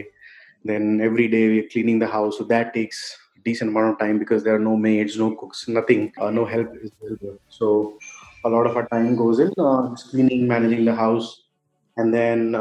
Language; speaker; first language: English; non-native, local second language; Hindi